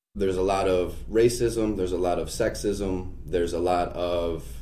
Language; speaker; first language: English; native; English